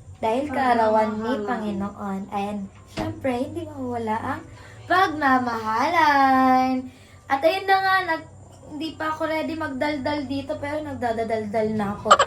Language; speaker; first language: Filipino; non-native, local second language; Bikol